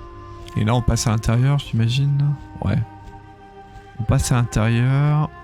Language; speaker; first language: French; native; French